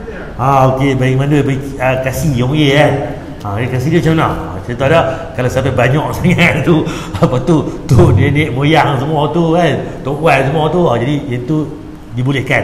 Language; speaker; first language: Malay; native; Malay